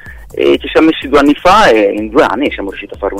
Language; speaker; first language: Italian; native; Italian